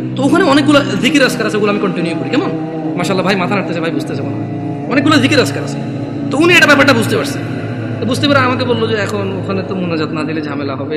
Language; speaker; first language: Bangla; early bilingual, heritage; Bangla